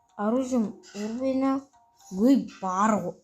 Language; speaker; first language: Russian; non-native, local second language; Kazakh